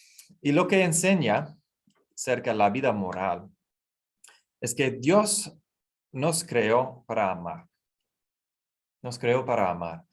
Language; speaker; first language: Spanish; non-native, fluent; English